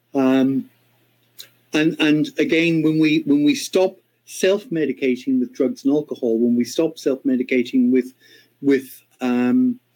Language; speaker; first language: English; native; English